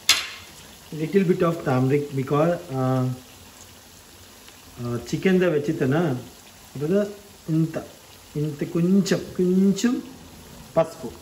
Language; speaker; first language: Tamil; non-native, learner; Telugu